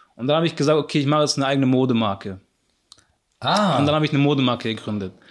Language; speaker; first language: German; early bilingual, other home language; Arabic